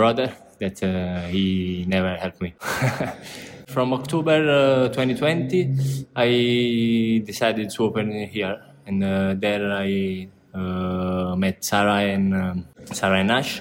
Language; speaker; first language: English; non-native, learner; Italian